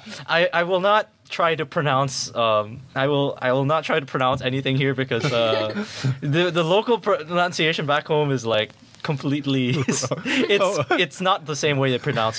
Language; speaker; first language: English; non-native, local second language; Filipino